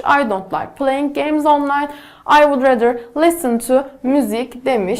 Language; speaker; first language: English; non-native, fluent; Turkish